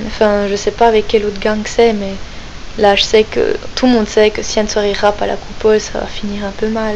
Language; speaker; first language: French; native; French